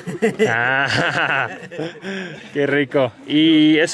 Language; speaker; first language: Spanish; non-native, learner; English